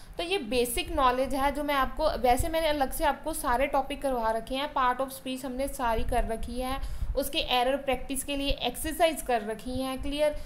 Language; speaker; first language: Hindi; non-native, local second language; Punjabi